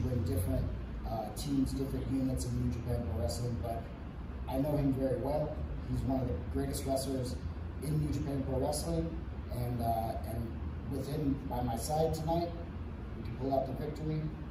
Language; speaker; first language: English; native; English